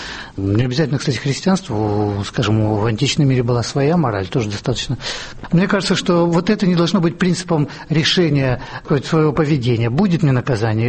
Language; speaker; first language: Russian; native; Russian